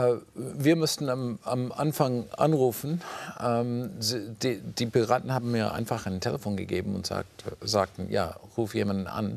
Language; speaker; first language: German; non-native, fluent; English